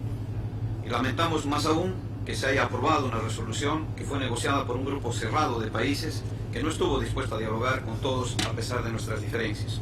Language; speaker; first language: Spanish; native; Spanish